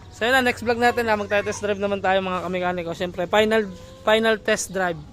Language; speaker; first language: Filipino; native; Filipino